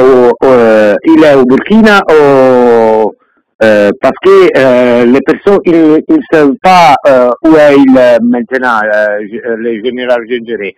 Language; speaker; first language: French; non-native, learner; Italian